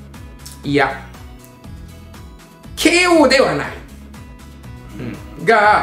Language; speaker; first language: Japanese; native; Japanese